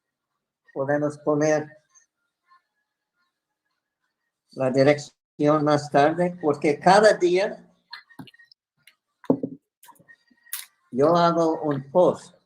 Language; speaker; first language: Spanish; non-native, fluent; English